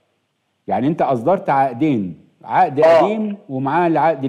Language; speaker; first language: Arabic; native; Arabic